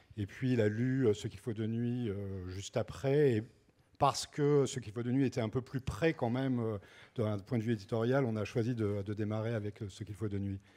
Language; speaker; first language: French; native; French